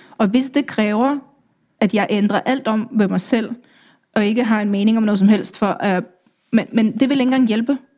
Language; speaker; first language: Danish; early bilingual, other home language; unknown